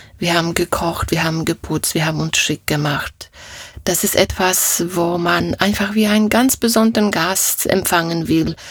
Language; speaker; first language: German; non-native, fluent; Polish